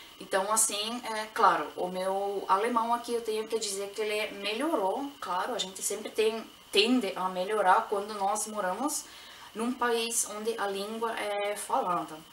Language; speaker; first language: Portuguese; non-native, local second language; Plautdietsch